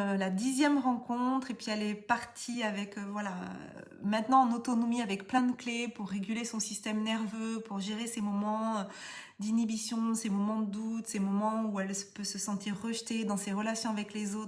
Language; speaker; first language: French; native; French